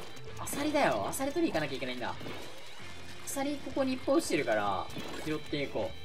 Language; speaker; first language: Japanese; native; Japanese